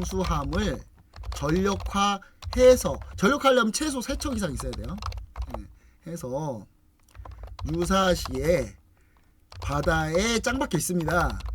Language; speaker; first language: Korean; native; Korean